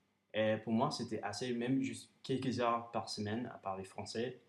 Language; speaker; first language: French; non-native, fluent; English